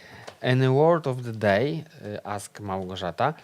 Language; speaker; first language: English; non-native, learner; Polish